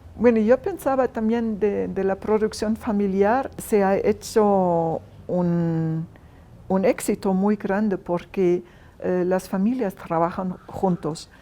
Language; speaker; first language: Spanish; non-native, fluent; German